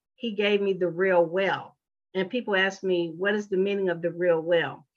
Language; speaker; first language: English; native; English